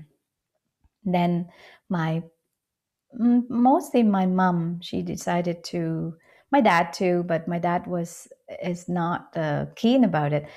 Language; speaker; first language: English; non-native, fluent; Vietnamese